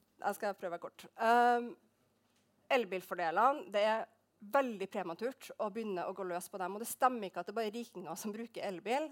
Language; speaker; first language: Norwegian; native; Norwegian